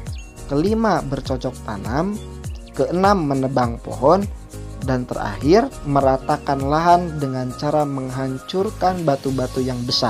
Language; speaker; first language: Indonesian; native; Indonesian